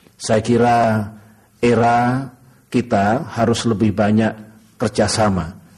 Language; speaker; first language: Indonesian; native; Indonesian